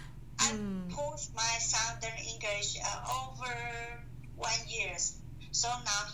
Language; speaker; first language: English; non-native, learner; Chinese